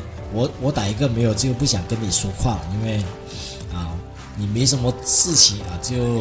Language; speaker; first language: Chinese; native; Chinese